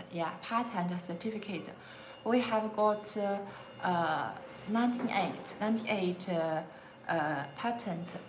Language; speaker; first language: English; non-native, learner; Chinese